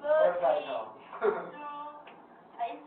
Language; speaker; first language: English; non-native, learner; Chinese